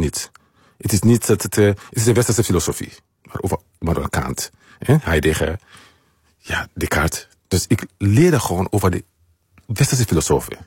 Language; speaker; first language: Dutch; non-native, fluent; Mandingo